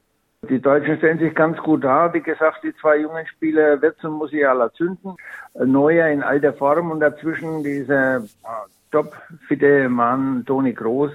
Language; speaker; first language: German; native; German